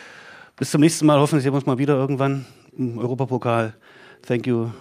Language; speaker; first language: German; native; German